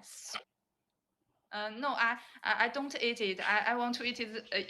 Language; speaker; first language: English; non-native, learner; Chinese